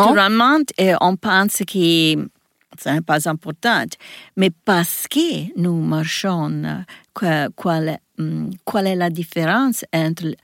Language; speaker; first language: French; non-native, learner; Italian